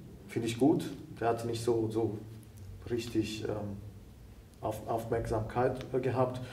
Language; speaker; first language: German; non-native, fluent; Italian